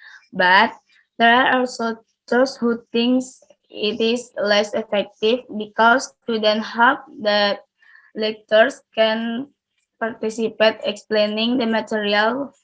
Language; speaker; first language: English; non-native, learner; Indonesian